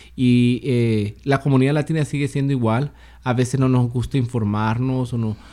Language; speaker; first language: Spanish; native; Spanish